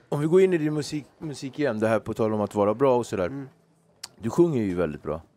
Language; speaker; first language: Swedish; native; Swedish